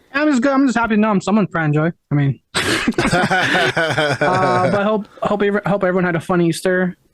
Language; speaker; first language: English; native; English